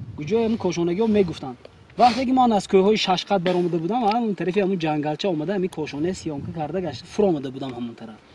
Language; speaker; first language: Tajik; native; Tajik